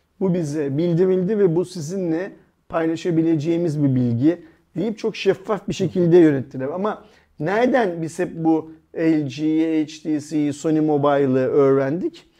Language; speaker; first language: Turkish; native; Turkish